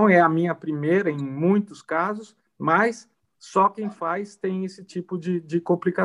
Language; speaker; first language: Portuguese; native; Portuguese